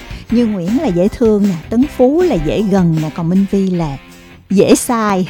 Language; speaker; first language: Vietnamese; native; Vietnamese